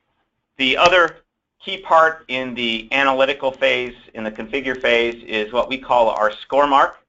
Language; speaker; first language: English; native; English